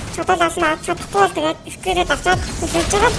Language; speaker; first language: Mongolian; native; Mongolian